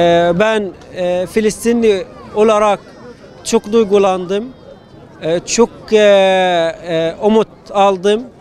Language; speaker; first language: Turkish; non-native, fluent; Arabic